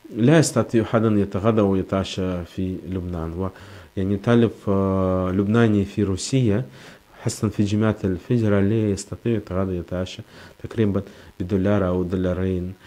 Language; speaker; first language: Arabic; non-native, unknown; Russian